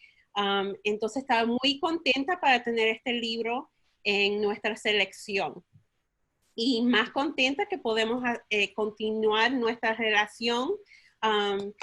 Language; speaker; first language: Spanish; early bilingual, heritage; Spanish